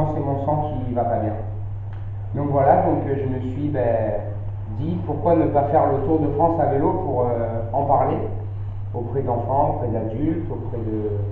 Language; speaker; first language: French; native; French